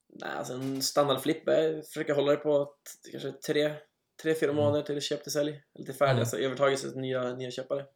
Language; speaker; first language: Swedish; native; Swedish